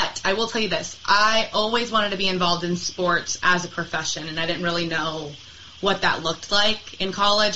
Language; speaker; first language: English; native; English